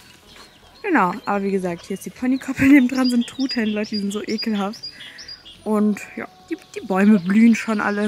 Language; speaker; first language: German; native; German